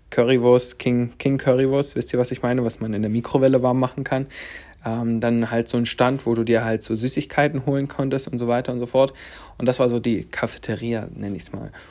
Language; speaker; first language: German; native; German